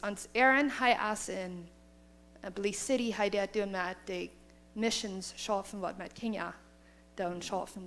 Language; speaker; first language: German; non-native, learner; Plautdietsch